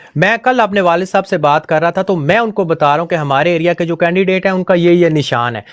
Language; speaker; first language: Urdu; non-native, local second language; Punjabi